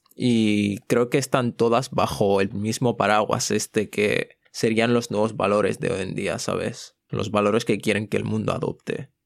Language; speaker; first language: Spanish; early bilingual, other home language; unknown